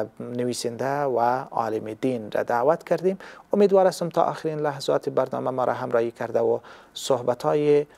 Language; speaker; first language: Persian; native; Persian